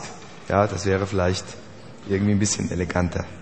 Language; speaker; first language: German; native; German